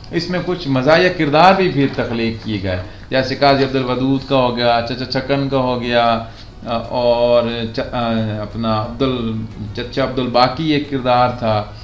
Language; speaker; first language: Urdu; non-native, local second language; Punjabi